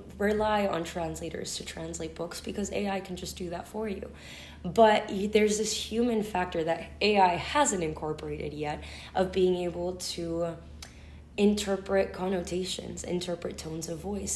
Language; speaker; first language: English; non-native, fluent; Spanish